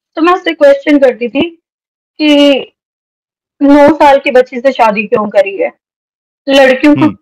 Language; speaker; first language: Hindi; native; Hindi